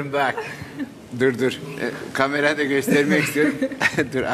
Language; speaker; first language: Turkish; native; Turkish